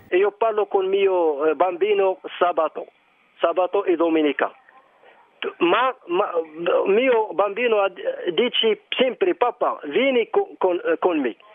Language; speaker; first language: Italian; non-native, learner; Arabic